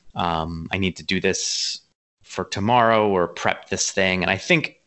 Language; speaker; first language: English; native; English